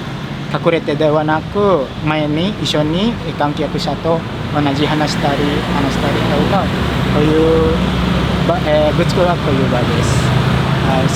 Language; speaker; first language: Japanese; non-native, fluent; Indonesian